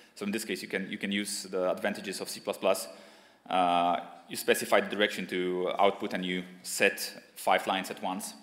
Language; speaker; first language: English; non-native, fluent; Polish